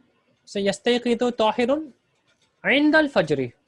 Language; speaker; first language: Arabic; non-native, fluent; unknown